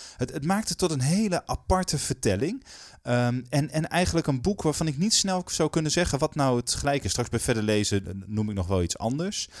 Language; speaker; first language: Dutch; native; Dutch